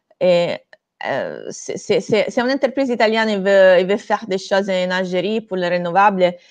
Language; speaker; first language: French; non-native, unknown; Italian